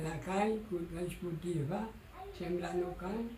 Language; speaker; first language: Spanish; non-native, learner; Haitian Creole